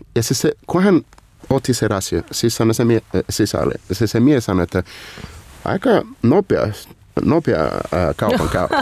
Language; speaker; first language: Finnish; non-native, fluent; Portuguese